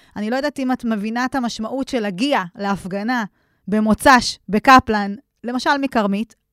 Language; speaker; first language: Hebrew; native; Hebrew